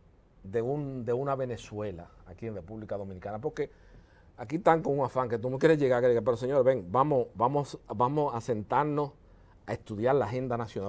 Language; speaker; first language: Spanish; native; Spanish